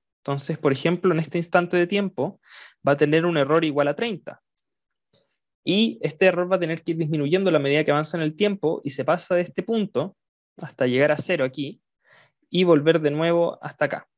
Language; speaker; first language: Spanish; native; Spanish